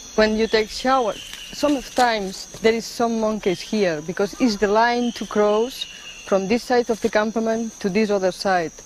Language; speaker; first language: English; non-native, fluent; Spanish